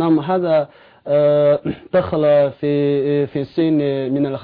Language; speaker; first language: Arabic; non-native, learner; Chinese